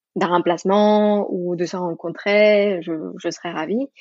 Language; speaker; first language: French; non-native, fluent; Spanish